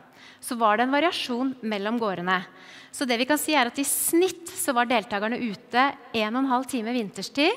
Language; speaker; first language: Norwegian; native; Norwegian